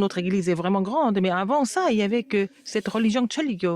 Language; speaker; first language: French; non-native, fluent; Korean